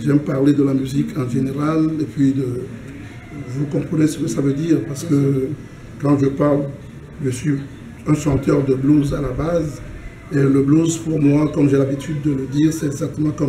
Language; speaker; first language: French; non-native, local second language; Ewe